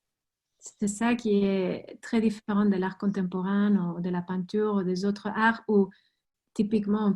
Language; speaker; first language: French; non-native, fluent; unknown